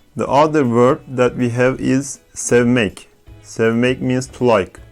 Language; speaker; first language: English; non-native, fluent; Turkish